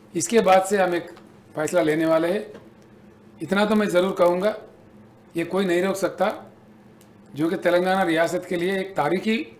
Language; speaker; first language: Hindi; native; Hindi